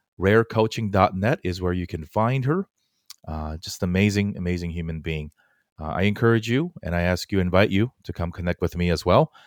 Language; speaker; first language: English; early bilingual, other home language; Korean